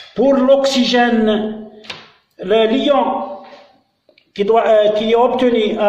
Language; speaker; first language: French; non-native, local second language; Arabic